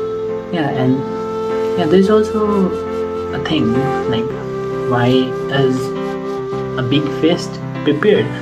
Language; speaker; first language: English; non-native, local second language; Nepali